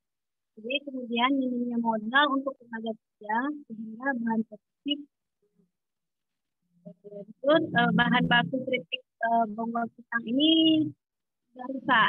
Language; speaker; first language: Indonesian; native; Indonesian